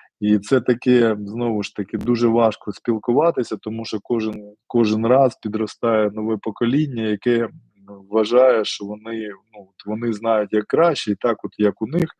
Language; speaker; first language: Ukrainian; non-native, local second language; Russian